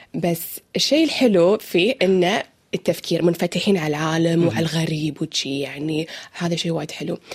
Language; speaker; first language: Arabic; native; Arabic